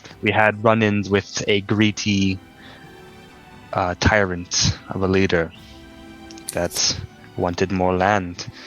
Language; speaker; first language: English; native; English